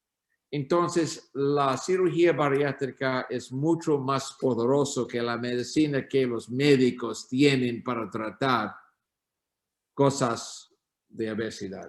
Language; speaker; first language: Spanish; non-native, learner; English